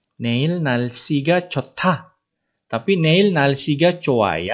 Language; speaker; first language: Korean; non-native, fluent; Indonesian